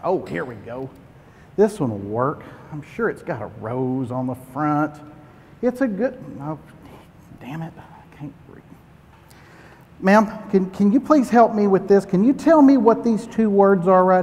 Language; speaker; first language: English; native; English